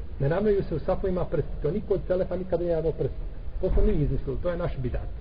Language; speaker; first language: Bosnian; native; Bosnian